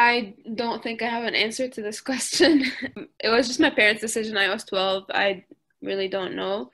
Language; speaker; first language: English; early bilingual, other home language; Arabic